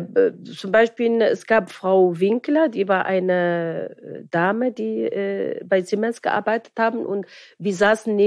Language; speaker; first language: German; non-native, fluent; Arabic